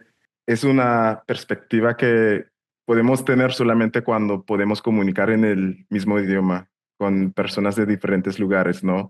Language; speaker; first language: Spanish; non-native, fluent; English